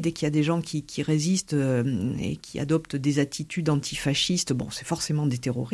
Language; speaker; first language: French; native; French